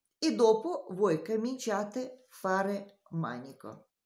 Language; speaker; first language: Italian; non-native, learner; Romanian